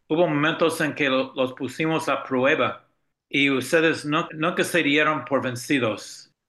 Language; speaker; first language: Spanish; non-native, fluent; English